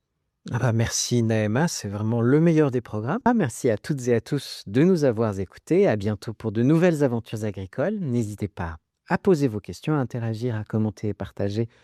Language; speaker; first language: French; native; French